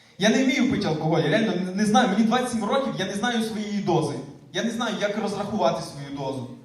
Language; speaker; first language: Ukrainian; native; Ukrainian